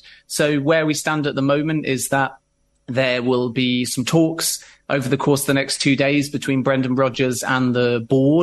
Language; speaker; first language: English; native; English